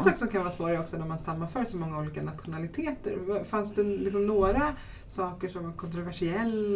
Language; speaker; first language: Swedish; native; Swedish